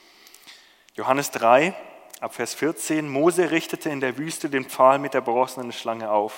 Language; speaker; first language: German; native; German